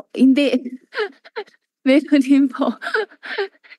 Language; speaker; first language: Filipino; non-native, learner; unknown